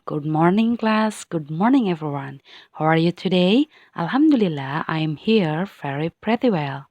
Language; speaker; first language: English; non-native, fluent; Indonesian